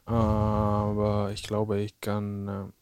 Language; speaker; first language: German; non-native, fluent; Czech